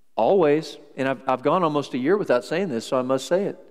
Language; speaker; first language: English; native; English